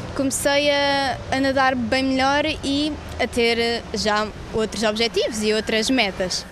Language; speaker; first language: Portuguese; early bilingual, other home language; Russian